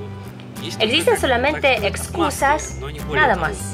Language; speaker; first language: Spanish; non-native, fluent; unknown